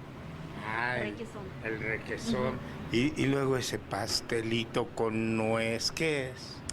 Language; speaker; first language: Spanish; native; Spanish